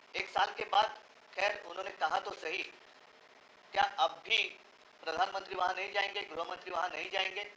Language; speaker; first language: Hindi; non-native, local second language; Marathi